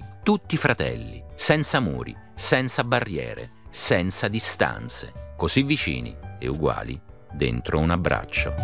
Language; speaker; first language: Italian; native; Italian